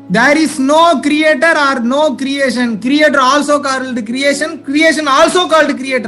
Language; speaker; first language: English; non-native, local second language; Tamil